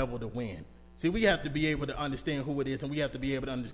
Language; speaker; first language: English; native; English